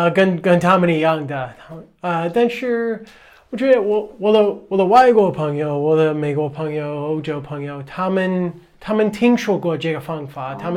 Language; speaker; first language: Chinese; non-native, fluent; English